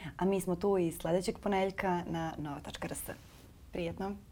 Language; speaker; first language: Serbian; native; Serbian